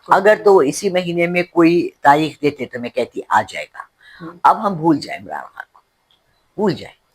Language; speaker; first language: Urdu; native; Urdu